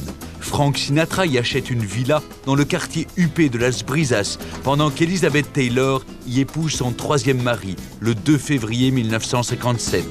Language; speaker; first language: French; native; French